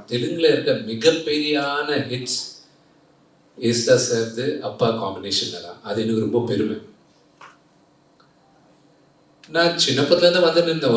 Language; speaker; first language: Tamil; non-native, fluent; Telugu